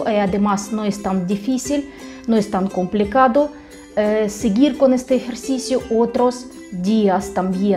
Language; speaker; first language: Spanish; non-native, fluent; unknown